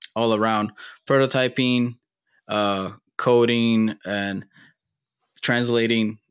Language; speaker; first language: English; non-native, fluent; Portuguese